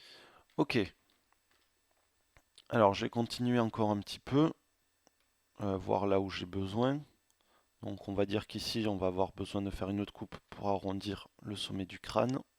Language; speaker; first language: French; native; French